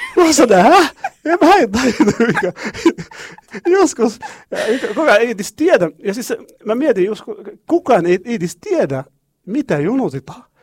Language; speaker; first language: Finnish; non-native, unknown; Arabic